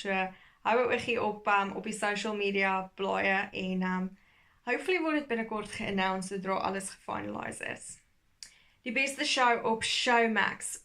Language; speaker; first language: Afrikaans; early bilingual, heritage; Afrikaans